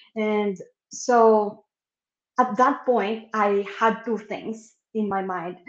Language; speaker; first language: English; non-native, local second language; Filipino